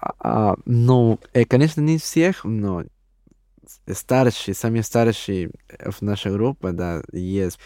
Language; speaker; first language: Russian; non-native, learner; Spanish